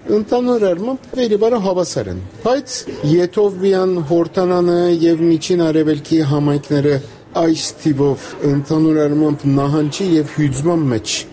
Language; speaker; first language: Armenian; native; Armenian